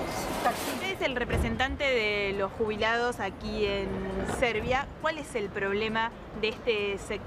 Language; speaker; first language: Spanish; native; Spanish